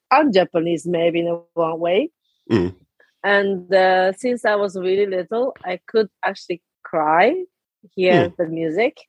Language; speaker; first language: English; non-native, fluent; Japanese